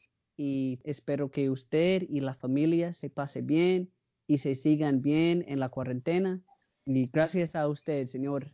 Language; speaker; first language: Spanish; non-native, learner; English